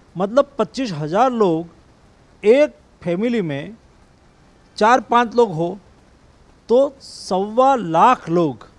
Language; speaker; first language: Hindi; non-native, local second language; Gujarati